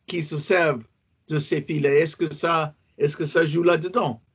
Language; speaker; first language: French; non-native, fluent; English